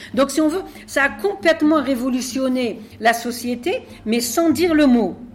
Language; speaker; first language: French; non-native, local second language; Arabic